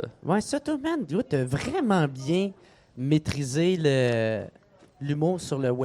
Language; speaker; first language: French; native; French